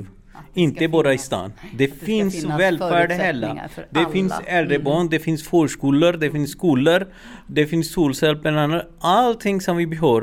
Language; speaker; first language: Swedish; non-native, learner; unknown